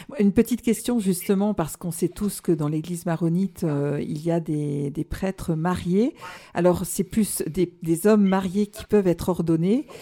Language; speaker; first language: French; native; French